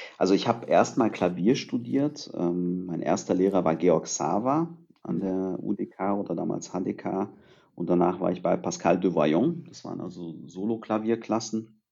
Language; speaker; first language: German; early bilingual, other home language; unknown